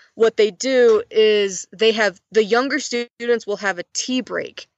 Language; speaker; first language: English; native; English